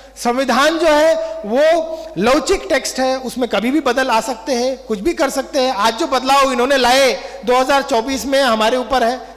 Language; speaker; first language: Hindi; non-native, local second language; Marathi